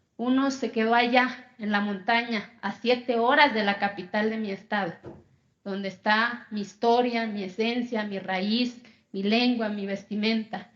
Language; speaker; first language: Spanish; non-native, local second language; Zapotec